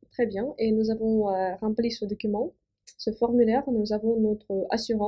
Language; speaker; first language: French; non-native, fluent; Russian